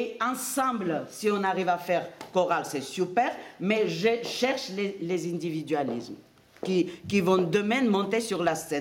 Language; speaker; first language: French; non-native, fluent; Armenian